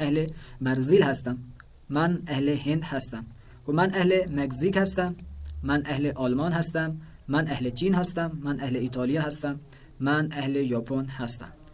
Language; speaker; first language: Persian; non-native, fluent; Urdu